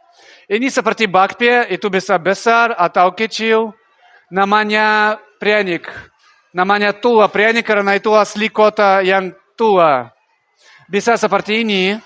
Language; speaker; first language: Indonesian; non-native, learner; Russian